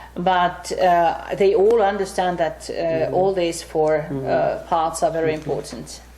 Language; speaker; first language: English; non-native, fluent; Finnish